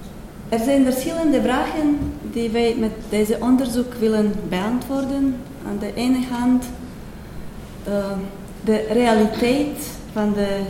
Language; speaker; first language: Dutch; non-native, fluent; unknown